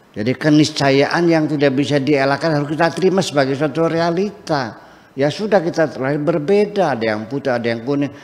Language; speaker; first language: Indonesian; native; Indonesian